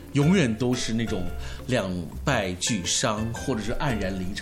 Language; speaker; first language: Chinese; native; Chinese